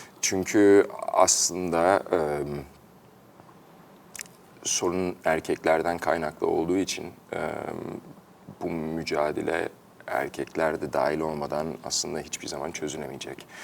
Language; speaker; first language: Turkish; early bilingual, heritage; Turkish